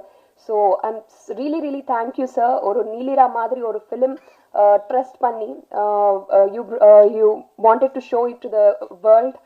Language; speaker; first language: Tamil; non-native, learner; Telugu